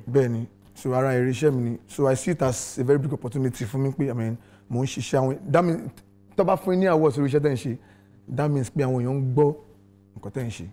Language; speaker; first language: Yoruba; non-native, local second language; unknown